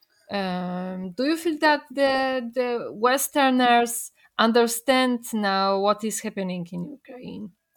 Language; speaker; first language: English; non-native, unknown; Polish